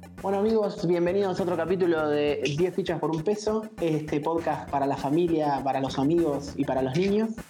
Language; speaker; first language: Spanish; native; Spanish